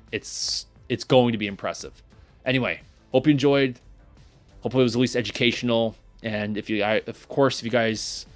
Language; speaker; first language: English; native; English